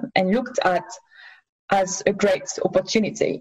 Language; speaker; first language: English; non-native, fluent; French